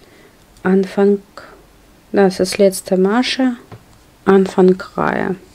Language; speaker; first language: German; non-native, learner; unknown